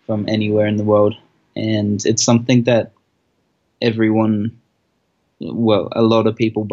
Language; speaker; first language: English; native; English